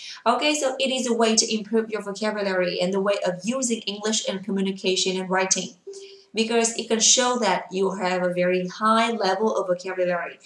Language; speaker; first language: English; non-native, fluent; Vietnamese